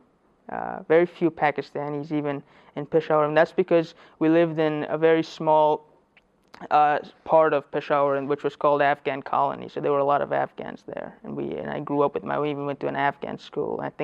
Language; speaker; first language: English; early bilingual, other home language; Persian